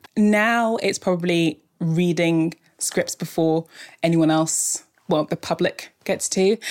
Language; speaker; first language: English; native; English